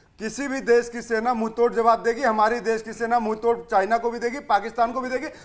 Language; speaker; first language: Hindi; native; Hindi